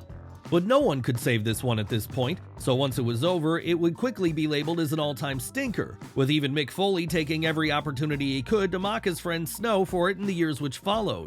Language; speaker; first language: English; native; English